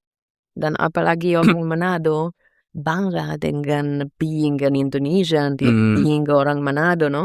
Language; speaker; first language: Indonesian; non-native, fluent; Italian